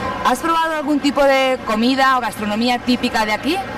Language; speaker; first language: Spanish; native; Spanish